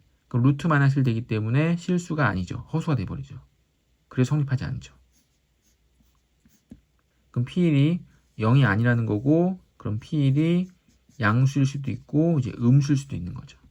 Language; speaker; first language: Korean; native; Korean